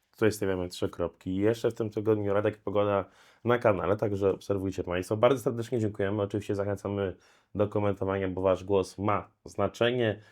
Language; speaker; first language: Polish; native; Polish